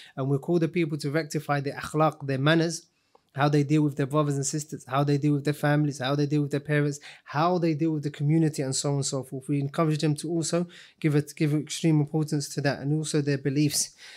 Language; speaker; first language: English; native; English